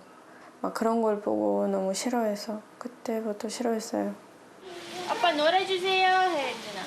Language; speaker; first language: Korean; non-native, fluent; Uzbek